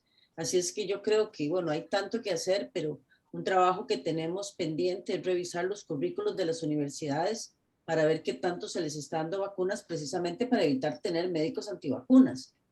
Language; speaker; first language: Spanish; native; Spanish